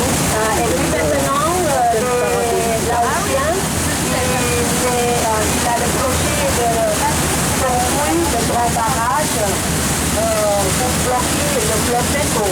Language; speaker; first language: French; non-native, learner; Thai